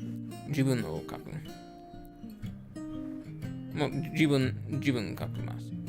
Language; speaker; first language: Japanese; non-native, learner; English